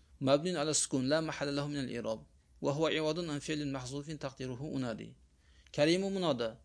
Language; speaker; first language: Arabic; non-native, fluent; Uzbek